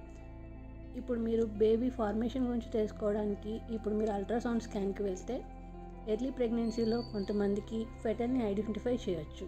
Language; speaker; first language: Telugu; native; Telugu